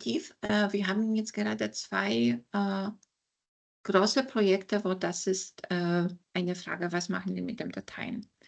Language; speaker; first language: German; non-native, fluent; Polish